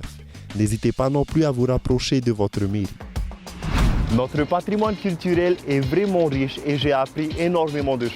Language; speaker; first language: French; native; French